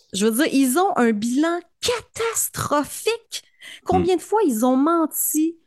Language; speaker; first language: French; native; French